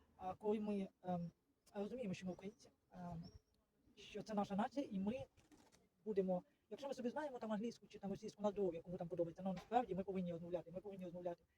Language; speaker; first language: Ukrainian; non-native, local second language; Russian